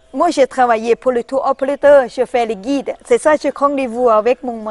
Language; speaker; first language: French; non-native, learner; Thai